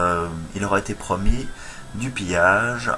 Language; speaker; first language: French; native; French